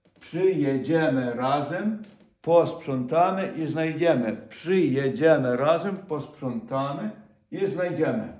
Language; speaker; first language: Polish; non-native, fluent; Ukrainian